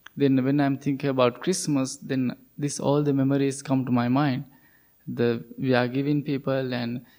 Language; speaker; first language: English; non-native, local second language; Sinhala